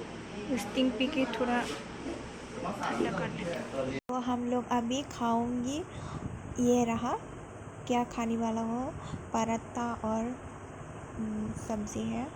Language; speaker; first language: Hindi; non-native, local second language; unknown